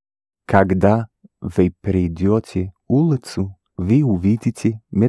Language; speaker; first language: Russian; non-native, learner; English